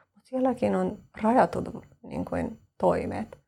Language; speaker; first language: Finnish; non-native, fluent; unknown